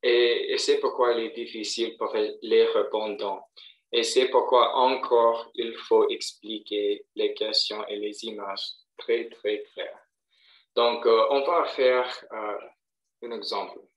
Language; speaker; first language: French; non-native, fluent; English